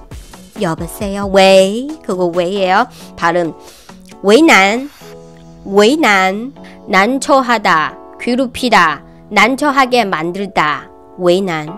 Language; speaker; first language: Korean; non-native, fluent; Chinese